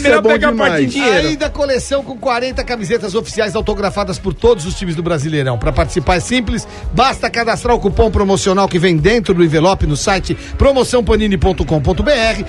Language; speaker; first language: Portuguese; native; Portuguese